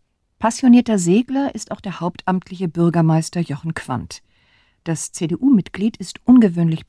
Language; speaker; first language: German; native; German